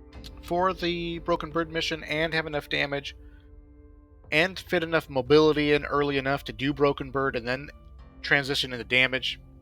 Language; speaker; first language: English; native; English